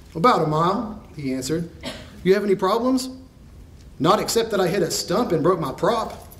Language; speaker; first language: English; native; English